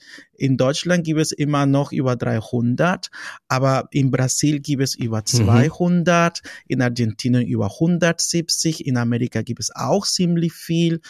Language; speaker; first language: German; non-native, fluent; Spanish